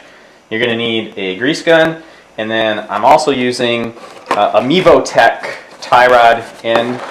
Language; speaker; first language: English; native; English